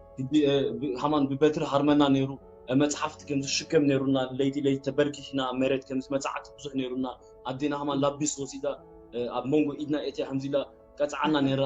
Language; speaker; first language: Tigrinya; early bilingual, heritage; Tigrinya